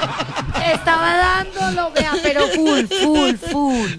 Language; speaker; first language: Spanish; native; Spanish